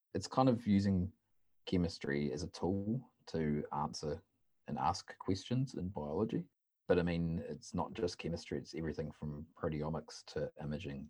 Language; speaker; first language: English; native; English